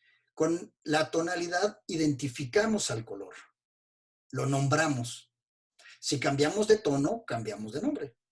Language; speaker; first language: Spanish; native; Spanish